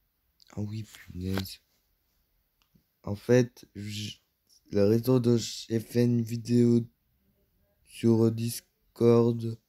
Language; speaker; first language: French; native; French